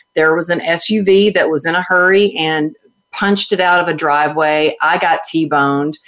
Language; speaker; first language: English; native; English